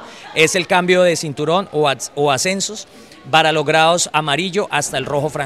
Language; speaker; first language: Spanish; native; Spanish